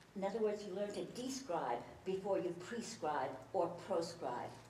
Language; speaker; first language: English; early bilingual, other home language; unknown